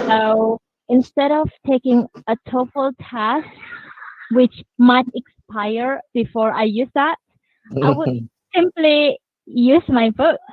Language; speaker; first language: English; non-native, fluent; Indonesian